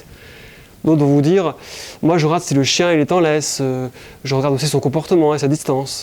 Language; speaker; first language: French; native; French